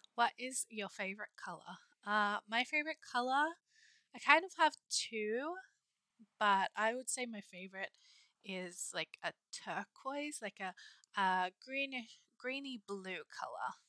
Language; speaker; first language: English; native; English